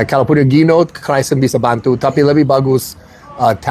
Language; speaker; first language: Indonesian; non-native, learner; English